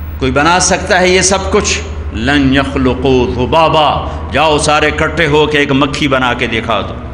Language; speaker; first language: Urdu; non-native, local second language; Punjabi